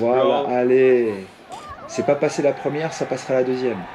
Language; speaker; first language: French; native; French